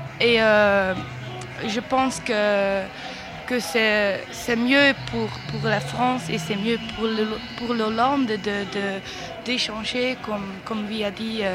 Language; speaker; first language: French; non-native, learner; Dutch